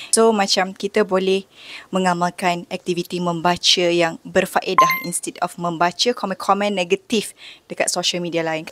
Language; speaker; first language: Malay; native; Malay